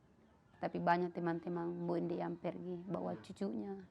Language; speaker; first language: Indonesian; non-native, local second language; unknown